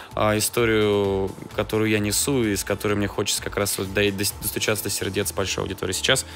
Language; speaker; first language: Russian; native; Russian